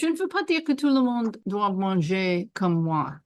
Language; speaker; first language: French; non-native, fluent; English